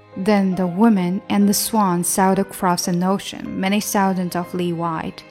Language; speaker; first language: English; non-native, fluent; Chinese